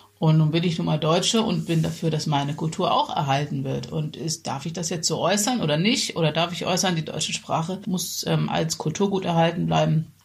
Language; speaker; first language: German; native; German